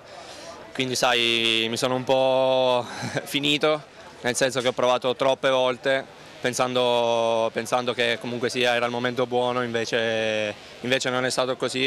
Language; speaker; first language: Italian; native; Italian